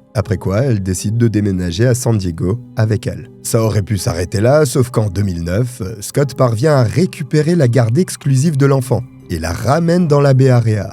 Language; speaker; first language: French; native; French